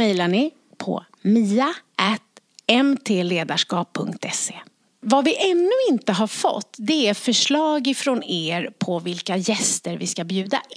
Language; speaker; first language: Swedish; native; Swedish